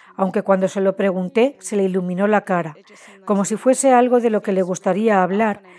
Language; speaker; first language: Spanish; non-native, fluent; Chinese